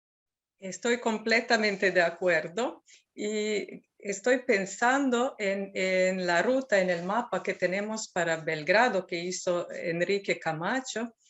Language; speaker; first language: Spanish; non-native, fluent; Serbian